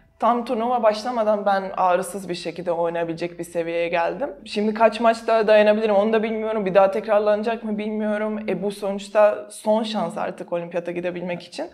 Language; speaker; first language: Turkish; non-native, fluent; Serbian